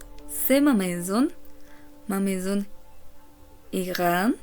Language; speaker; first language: French; non-native, learner; Korean